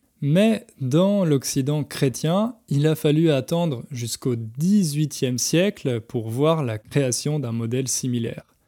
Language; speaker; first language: French; native; French